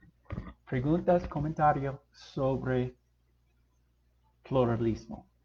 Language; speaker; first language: Spanish; non-native, fluent; English